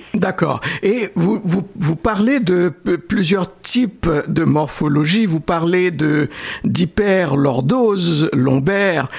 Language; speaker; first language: French; native; French